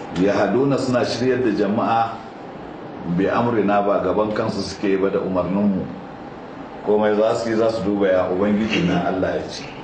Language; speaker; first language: Hausa; native; Hausa